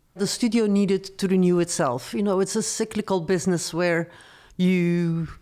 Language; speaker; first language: English; non-native, fluent; Dutch